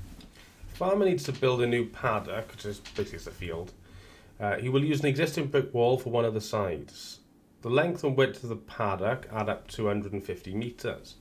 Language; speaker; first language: English; native; English